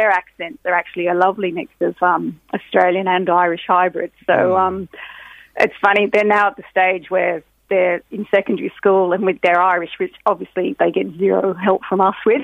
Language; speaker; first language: English; native; English